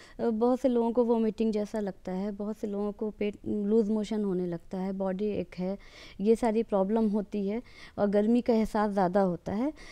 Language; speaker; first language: Hindi; native; Hindi